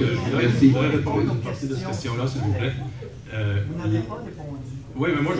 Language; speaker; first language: French; native; French